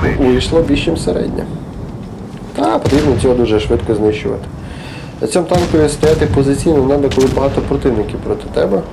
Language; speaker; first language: Ukrainian; native; Ukrainian